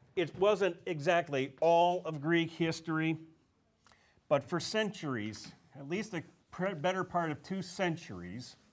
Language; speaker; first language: English; native; English